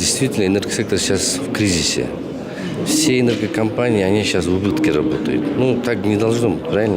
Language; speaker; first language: Russian; non-native, local second language; Kyrgyz